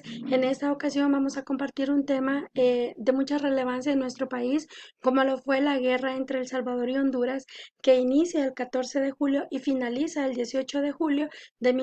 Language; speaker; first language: Spanish; native; Spanish